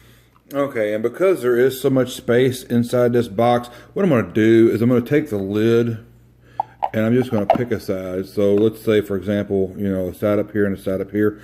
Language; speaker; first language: English; native; English